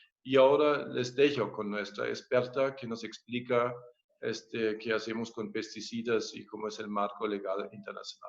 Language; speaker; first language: Spanish; non-native, fluent; German